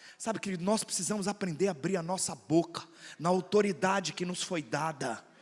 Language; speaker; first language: Portuguese; native; Portuguese